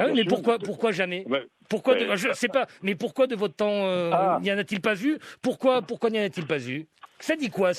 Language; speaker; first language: French; native; French